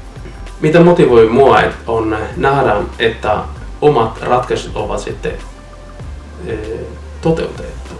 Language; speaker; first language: Finnish; non-native, fluent; Italian